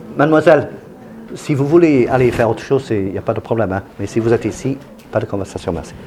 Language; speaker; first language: French; non-native, fluent; English